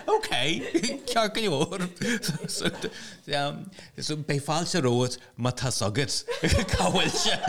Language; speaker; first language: Irish; non-native, local second language; English